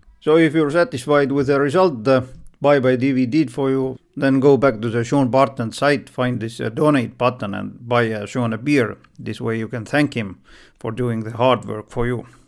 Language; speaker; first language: English; non-native, fluent; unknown